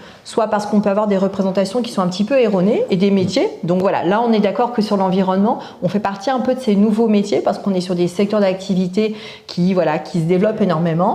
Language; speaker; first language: French; native; French